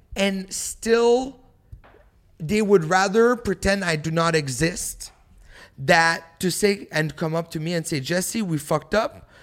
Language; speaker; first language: English; early bilingual, other home language; French